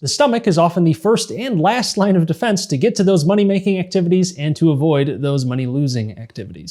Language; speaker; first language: English; native; English